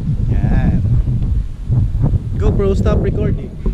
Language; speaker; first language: English; non-native, local second language; Filipino